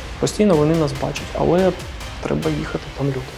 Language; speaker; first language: Ukrainian; non-native, local second language; Russian